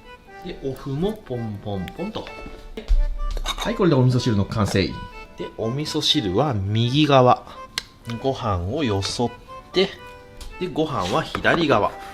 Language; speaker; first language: Japanese; native; Japanese